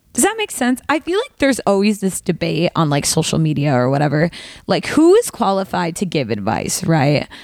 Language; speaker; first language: English; native; English